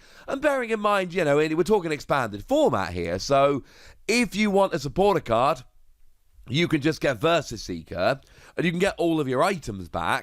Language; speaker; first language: English; native; English